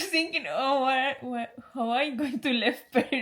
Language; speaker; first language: English; non-native, fluent; Spanish